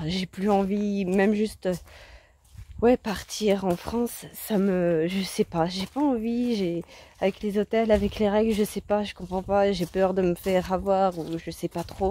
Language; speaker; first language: French; native; French